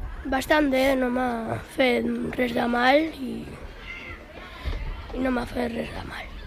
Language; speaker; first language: Catalan; non-native, local second language; Spanish